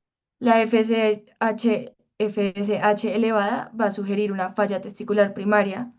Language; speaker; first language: Spanish; native; Spanish